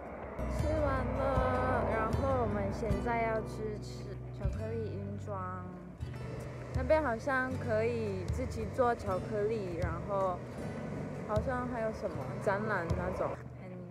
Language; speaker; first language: Chinese; non-native, fluent; Japanese